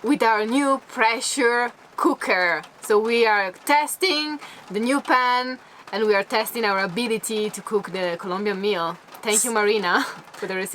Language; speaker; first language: English; non-native, fluent; Italian